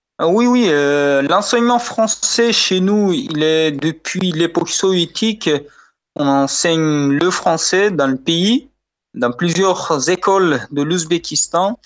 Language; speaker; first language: French; non-native, fluent; Uzbek